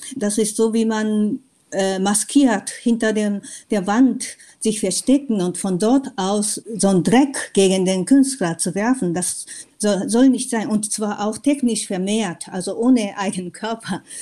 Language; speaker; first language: German; non-native, fluent; Japanese